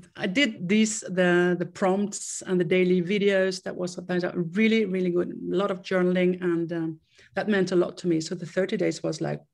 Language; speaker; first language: English; non-native, fluent; Swedish